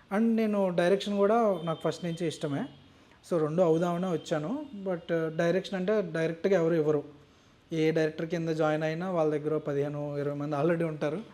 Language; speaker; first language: Telugu; native; Telugu